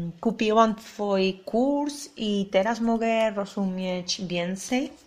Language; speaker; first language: Polish; non-native, learner; Spanish